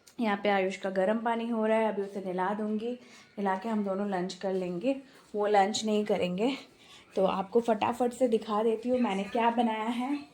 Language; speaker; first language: Hindi; non-native, local second language; Bangla